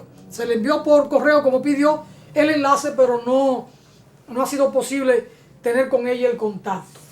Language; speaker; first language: Spanish; native; Spanish